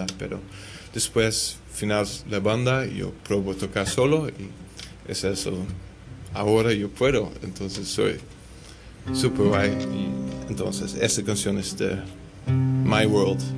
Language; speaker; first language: Spanish; non-native, learner; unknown